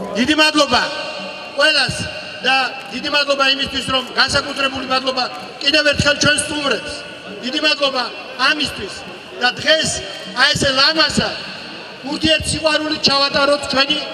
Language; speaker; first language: Georgian; non-native, local second language; Azerbaijani